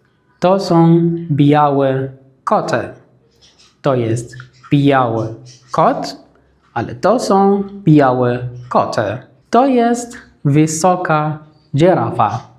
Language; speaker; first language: Polish; non-native, fluent; Arabic